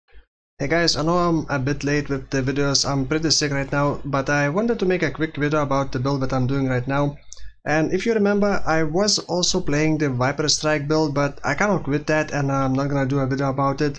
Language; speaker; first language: English; non-native, fluent; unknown